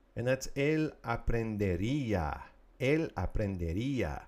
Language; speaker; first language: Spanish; non-native, fluent; English